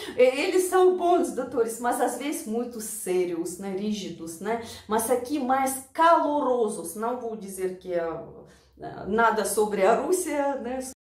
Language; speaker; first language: Portuguese; non-native, fluent; Russian